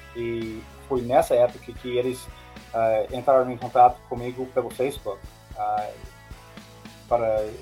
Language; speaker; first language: Portuguese; non-native, fluent; English